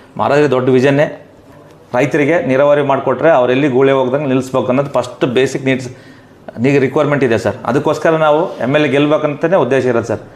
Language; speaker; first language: Kannada; native; Kannada